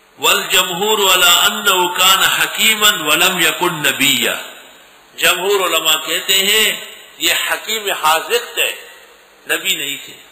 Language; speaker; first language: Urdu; non-native, local second language; Pashto